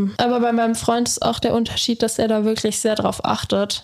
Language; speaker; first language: German; native; German